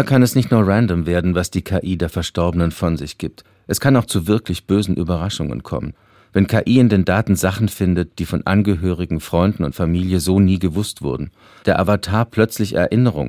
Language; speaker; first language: German; native; German